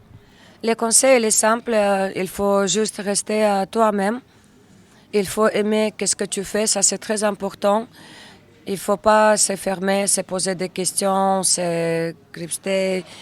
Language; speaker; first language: French; non-native, learner; Russian